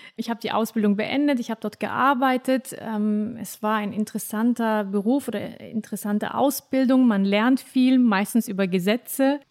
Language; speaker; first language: German; early bilingual, other home language; Turkish